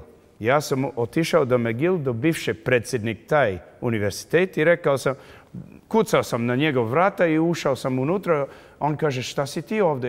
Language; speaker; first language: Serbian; early bilingual, heritage; English